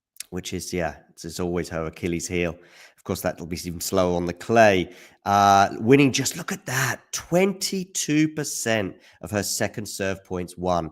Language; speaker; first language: English; native; English